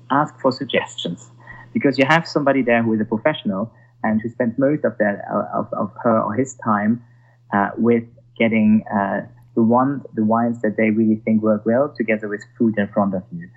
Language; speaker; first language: English; non-native, fluent; German